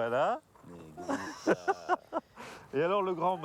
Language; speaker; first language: French; native; French